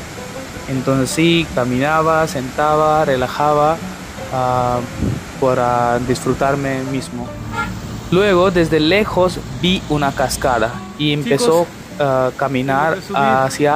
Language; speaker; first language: Spanish; non-native, learner; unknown